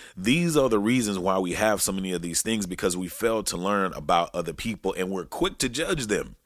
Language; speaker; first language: English; native; English